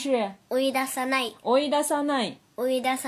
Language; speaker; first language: Japanese; non-native, learner; Chinese